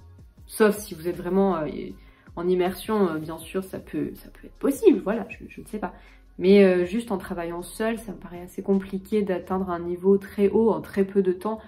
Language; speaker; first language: French; native; French